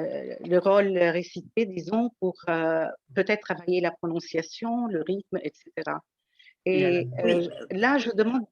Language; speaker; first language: French; non-native, local second language; Arabic